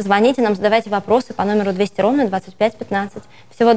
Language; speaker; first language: Russian; native; Russian